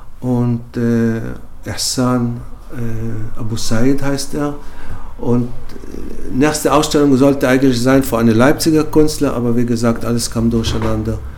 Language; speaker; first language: German; non-native, fluent; Hebrew